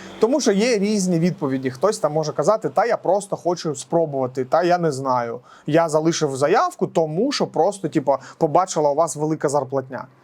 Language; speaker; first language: Ukrainian; non-native, local second language; Russian